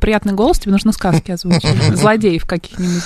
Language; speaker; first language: Russian; native; Russian